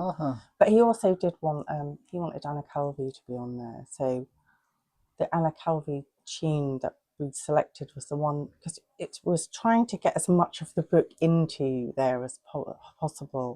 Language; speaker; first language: English; native; English